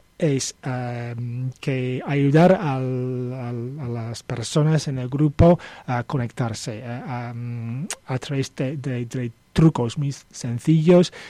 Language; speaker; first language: Spanish; non-native, fluent; English